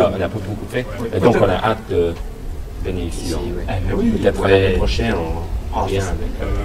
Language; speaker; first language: French; non-native, learner; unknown